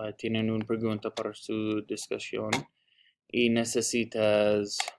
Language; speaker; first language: Spanish; non-native, learner; English